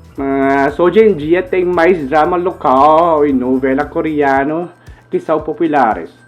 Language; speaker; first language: Portuguese; non-native, learner; Filipino